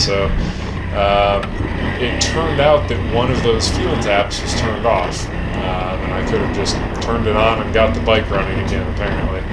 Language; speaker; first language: English; native; English